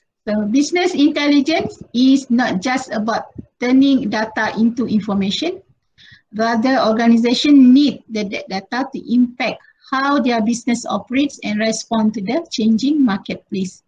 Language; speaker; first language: English; non-native, local second language; Malay